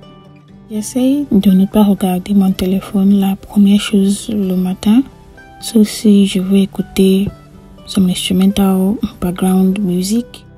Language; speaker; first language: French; non-native, fluent; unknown